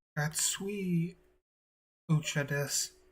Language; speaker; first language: Japanese; non-native, learner; English